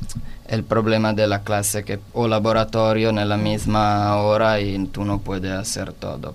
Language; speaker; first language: Spanish; non-native, learner; Italian